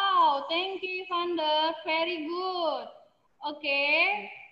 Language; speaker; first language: English; non-native, learner; Indonesian